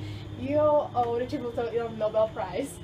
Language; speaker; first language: Italian; non-native, learner; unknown